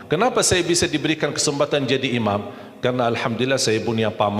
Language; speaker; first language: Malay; non-native, fluent; Arabic